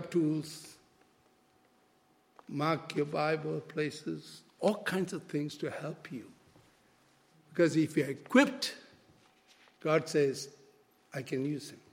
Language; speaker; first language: English; non-native, local second language; Malay